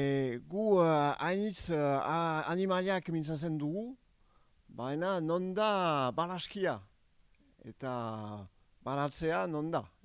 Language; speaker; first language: Basque; non-native, learner; French